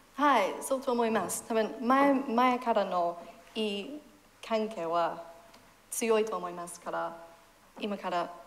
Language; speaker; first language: Japanese; non-native, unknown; English